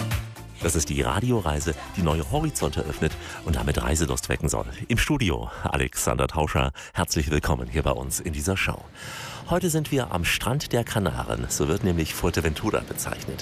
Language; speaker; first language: German; native; German